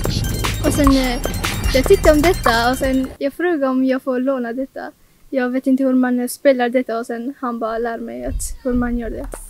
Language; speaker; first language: Swedish; non-native, learner; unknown